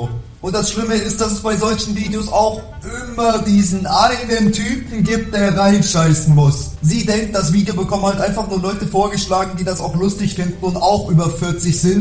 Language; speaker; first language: German; native; German